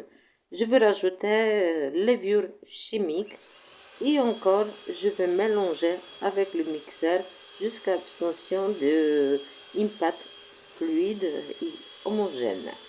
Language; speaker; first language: French; non-native, fluent; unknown